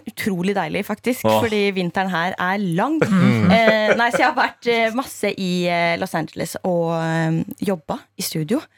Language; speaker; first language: Norwegian; native; Norwegian